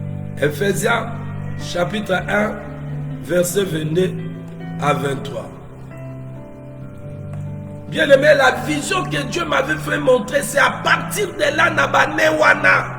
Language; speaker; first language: French; non-native, local second language; Lingala